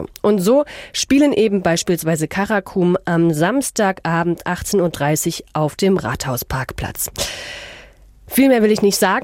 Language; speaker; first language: German; native; German